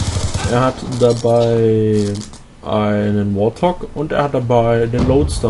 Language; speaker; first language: German; native; German